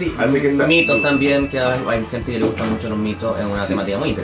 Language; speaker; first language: Spanish; native; Spanish